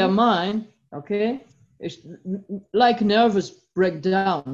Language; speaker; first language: English; non-native, fluent; French